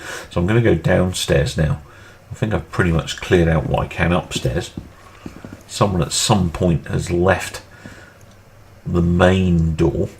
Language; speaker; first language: English; native; English